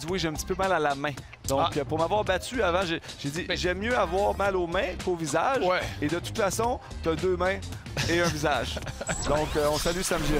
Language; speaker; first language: French; native; French